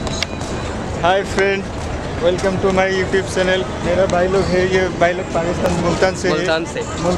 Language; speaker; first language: Hindi; non-native, local second language; Assamese